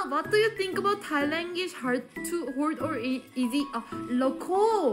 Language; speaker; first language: English; non-native, learner; Korean